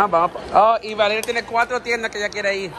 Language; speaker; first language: Spanish; native; Spanish